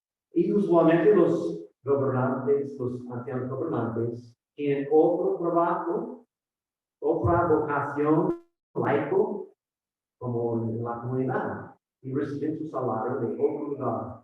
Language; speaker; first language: Spanish; non-native, fluent; English